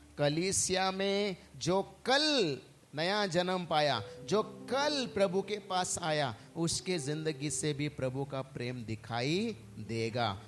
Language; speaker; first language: Hindi; non-native, local second language; Marathi